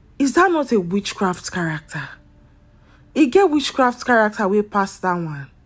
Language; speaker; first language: Nigerian Pidgin; non-native, local second language; Yoruba